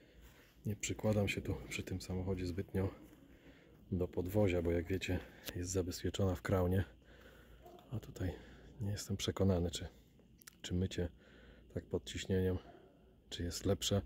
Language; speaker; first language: Polish; native; Polish